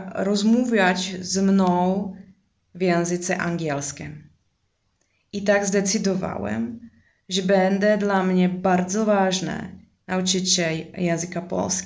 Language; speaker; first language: Polish; non-native, learner; Czech